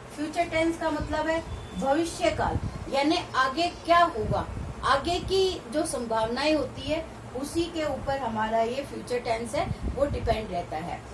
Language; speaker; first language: Hindi; native; Hindi